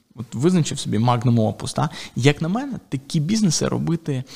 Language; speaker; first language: Ukrainian; native; Ukrainian